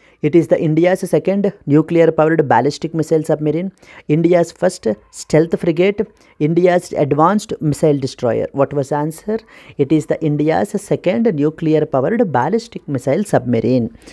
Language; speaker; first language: English; non-native, local second language; Telugu